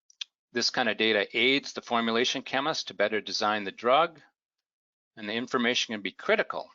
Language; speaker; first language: English; native; English